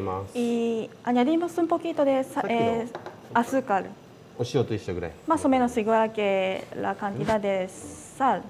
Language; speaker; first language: Spanish; non-native, fluent; Japanese